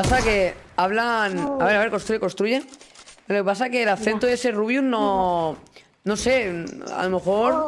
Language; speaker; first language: Spanish; native; Spanish